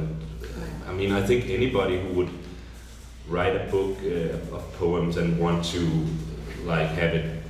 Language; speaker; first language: English; non-native, fluent; Danish